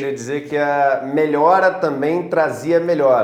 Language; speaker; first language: Portuguese; native; Portuguese